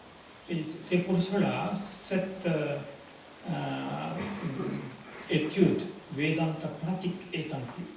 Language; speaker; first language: French; non-native, fluent; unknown